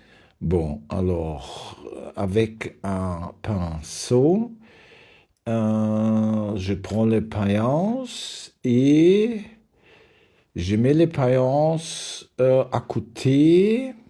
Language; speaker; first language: French; non-native, learner; German